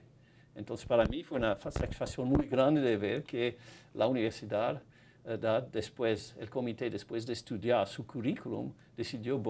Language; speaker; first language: Spanish; non-native, fluent; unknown